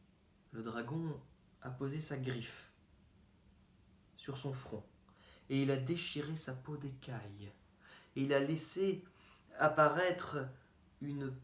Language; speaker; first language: French; native; French